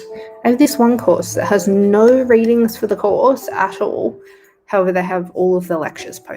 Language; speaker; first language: English; native; English